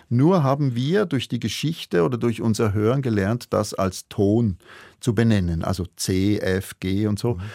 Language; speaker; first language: German; native; German